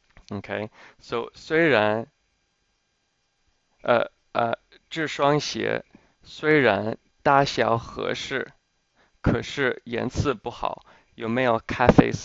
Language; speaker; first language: Chinese; non-native, fluent; English